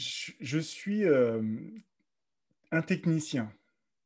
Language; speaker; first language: French; native; French